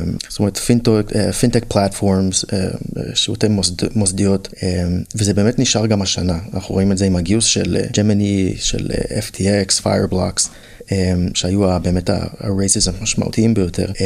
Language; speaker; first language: Hebrew; non-native, fluent; English